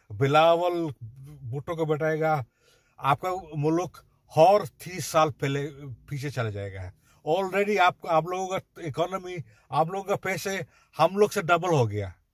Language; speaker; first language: Hindi; non-native, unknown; Bangla